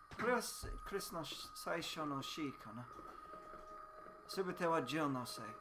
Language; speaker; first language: Japanese; non-native, learner; English